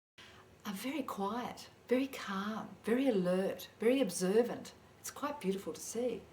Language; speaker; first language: English; native; English